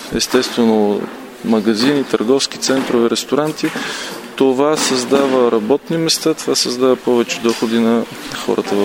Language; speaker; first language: Bulgarian; native; Bulgarian